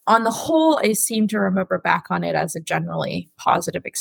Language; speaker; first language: English; native; English